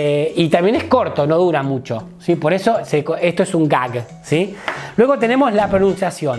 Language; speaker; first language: Spanish; native; Spanish